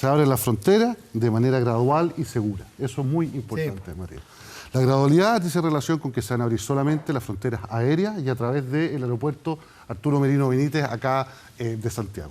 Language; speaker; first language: Spanish; native; Spanish